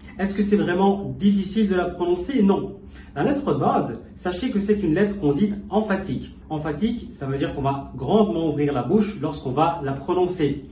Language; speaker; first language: French; native; French